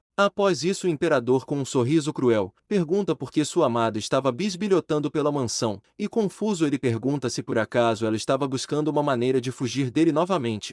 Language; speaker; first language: Portuguese; native; Portuguese